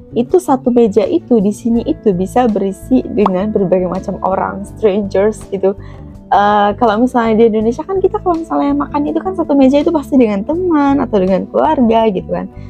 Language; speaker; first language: Indonesian; native; Indonesian